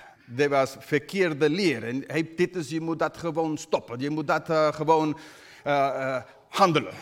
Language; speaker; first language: Dutch; non-native, fluent; English